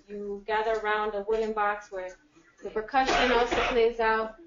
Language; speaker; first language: English; native; English